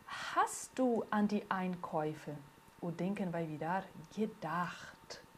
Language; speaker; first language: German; non-native, fluent; Portuguese